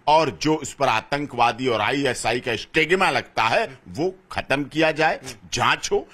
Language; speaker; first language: Hindi; native; Hindi